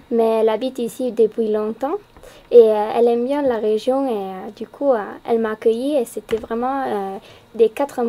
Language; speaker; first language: French; non-native, fluent; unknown